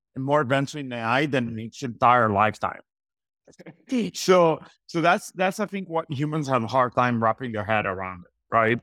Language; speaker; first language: English; non-native, fluent; Italian